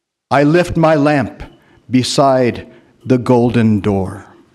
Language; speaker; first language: English; early bilingual, other home language; Spanish